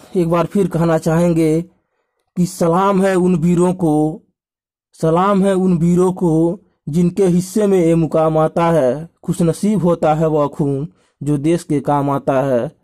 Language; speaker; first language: Hindi; native; Hindi